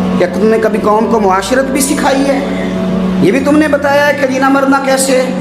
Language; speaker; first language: Urdu; non-native, local second language; Punjabi